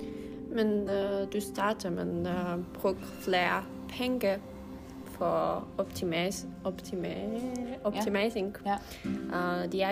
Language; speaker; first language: Danish; non-native, learner; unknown